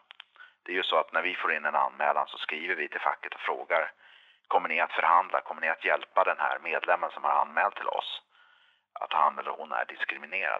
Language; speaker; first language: Swedish; native; Swedish